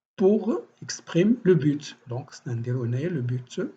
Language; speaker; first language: French; non-native, local second language; Arabic